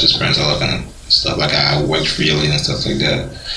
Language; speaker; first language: English; non-native, local second language; Igbo